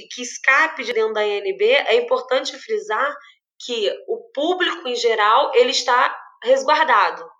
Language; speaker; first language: Portuguese; native; Portuguese